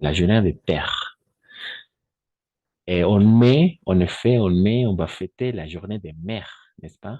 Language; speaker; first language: French; non-native, fluent; Spanish